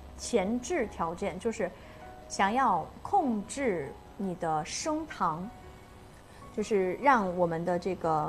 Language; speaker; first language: Chinese; native; Chinese